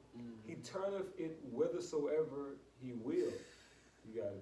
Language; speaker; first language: English; native; English